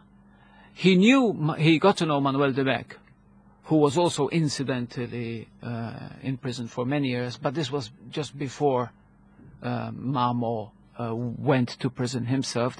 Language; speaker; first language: English; non-native, local second language; Maltese